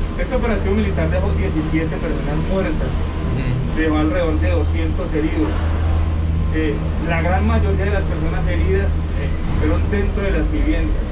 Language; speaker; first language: Spanish; native; Spanish